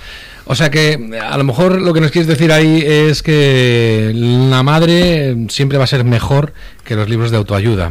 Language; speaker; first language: Spanish; native; Spanish